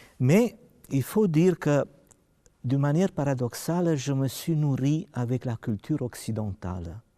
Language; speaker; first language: French; non-native, fluent; Romanian